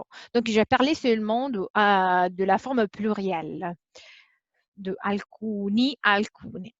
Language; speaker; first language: French; non-native, fluent; Italian